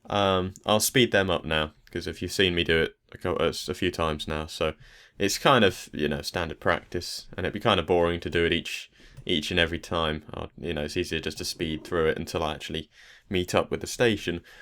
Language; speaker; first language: English; native; English